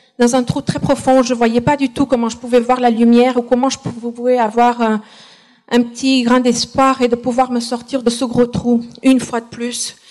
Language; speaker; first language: French; non-native, fluent; Portuguese